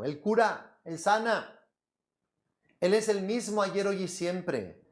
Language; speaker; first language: Spanish; native; Spanish